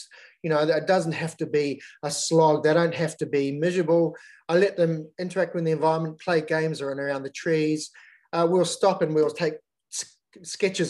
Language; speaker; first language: English; native; English